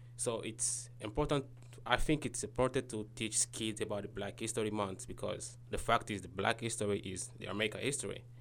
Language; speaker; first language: English; non-native, learner; Lingala